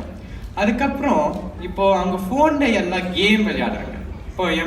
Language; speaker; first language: Tamil; early bilingual, heritage; Tamil